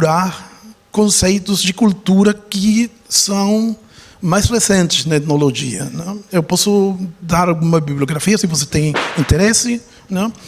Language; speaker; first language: Portuguese; non-native, fluent; Spanish